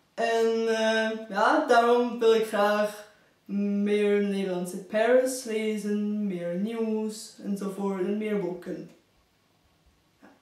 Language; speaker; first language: Dutch; non-native, fluent; Bulgarian